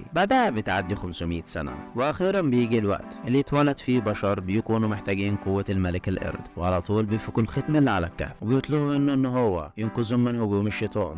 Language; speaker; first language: Arabic; native; Arabic